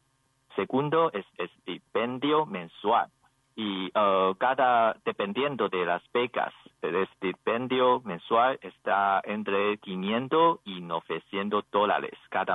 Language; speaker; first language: Spanish; non-native, learner; Chinese